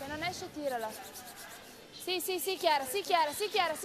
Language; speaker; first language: Italian; native; Italian